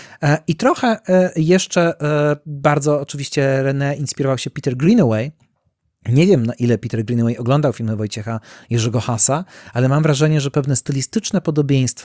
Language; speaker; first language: Polish; native; Polish